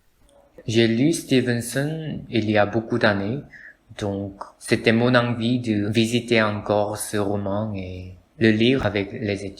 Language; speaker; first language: French; non-native, learner; Korean